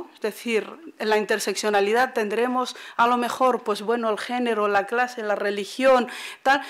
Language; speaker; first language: Spanish; native; Spanish